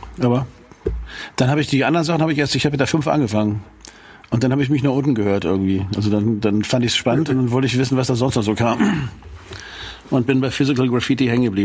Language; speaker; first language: German; native; German